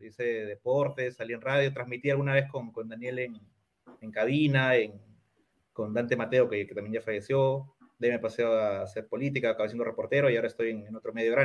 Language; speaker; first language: Spanish; native; Spanish